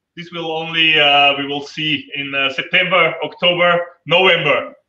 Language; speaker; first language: English; non-native, fluent; German